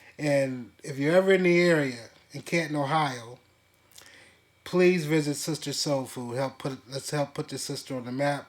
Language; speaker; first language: English; native; English